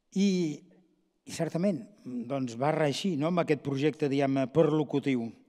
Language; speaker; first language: Catalan; native; Catalan